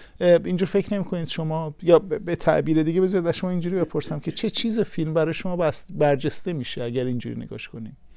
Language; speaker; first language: Persian; native; Persian